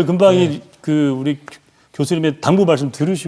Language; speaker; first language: Korean; native; Korean